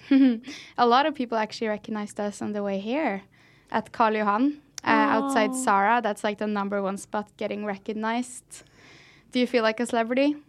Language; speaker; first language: English; non-native, fluent; Norwegian